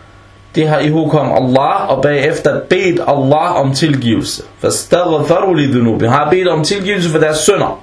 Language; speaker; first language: Danish; early bilingual, other home language; Arabic